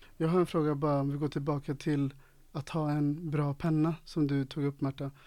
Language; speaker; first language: Swedish; native; Swedish